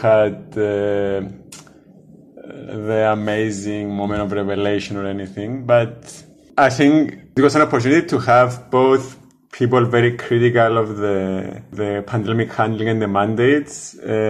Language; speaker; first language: English; non-native, fluent; Greek